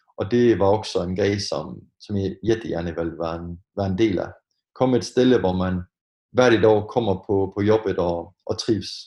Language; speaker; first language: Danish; native; Danish